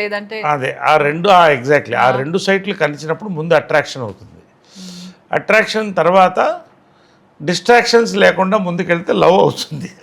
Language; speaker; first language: Telugu; native; Telugu